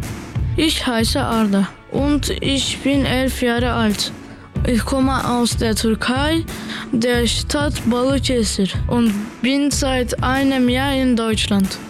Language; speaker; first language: German; non-native, learner; Turkish